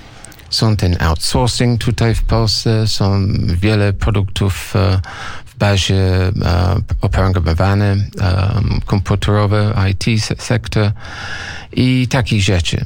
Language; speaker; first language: Polish; non-native, learner; English